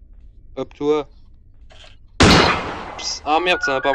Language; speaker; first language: French; native; French